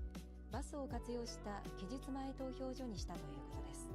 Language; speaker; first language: Japanese; native; Japanese